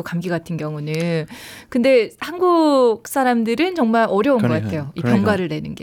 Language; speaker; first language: Korean; native; Korean